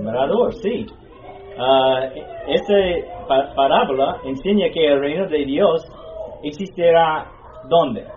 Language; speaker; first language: Spanish; non-native, fluent; English